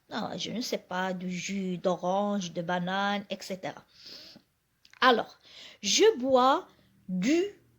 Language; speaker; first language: French; non-native, local second language; Arabic